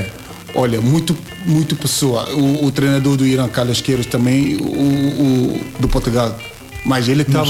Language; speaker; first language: Portuguese; non-native, learner; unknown